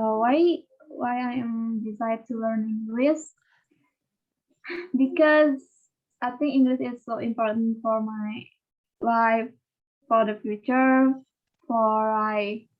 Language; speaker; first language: English; non-native, learner; Indonesian